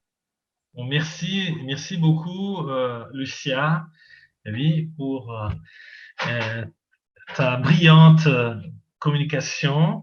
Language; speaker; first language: French; non-native, fluent; Portuguese